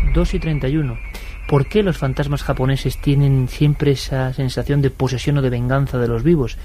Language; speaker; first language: Spanish; native; Spanish